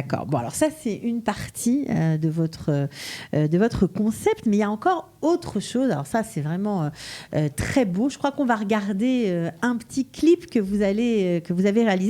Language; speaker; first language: French; native; French